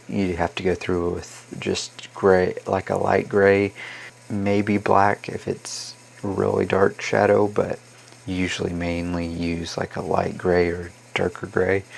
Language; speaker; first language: English; native; English